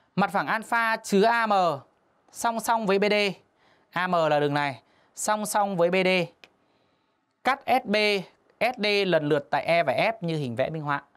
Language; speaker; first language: Vietnamese; native; Vietnamese